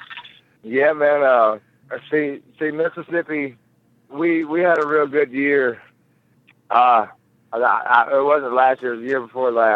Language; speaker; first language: English; native; English